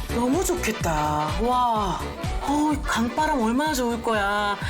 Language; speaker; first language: Korean; native; Korean